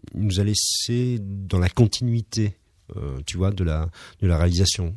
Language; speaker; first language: French; native; French